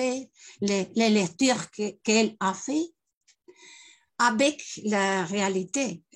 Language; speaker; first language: French; non-native, learner; Spanish